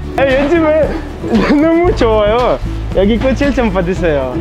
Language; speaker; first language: Korean; non-native, learner; Ukrainian